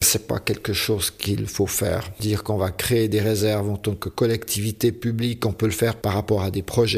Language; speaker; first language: French; native; French